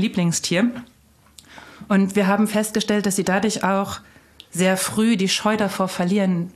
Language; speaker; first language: German; native; German